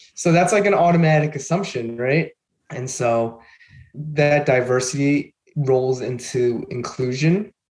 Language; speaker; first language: English; native; English